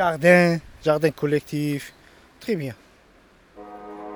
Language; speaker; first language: French; non-native, learner; Turkish